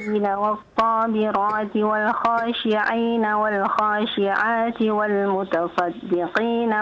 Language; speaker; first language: Arabic; non-native, learner; Indonesian